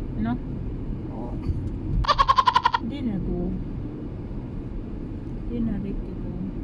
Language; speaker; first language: Danish; non-native, learner; Filipino